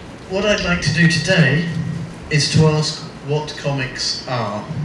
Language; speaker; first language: English; native; English